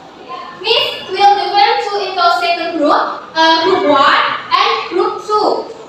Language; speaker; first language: English; non-native, learner; Indonesian